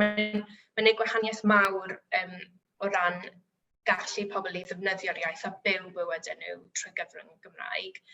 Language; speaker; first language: Welsh; native; Welsh